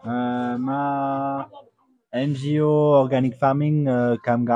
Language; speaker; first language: Nepali; non-native, learner; French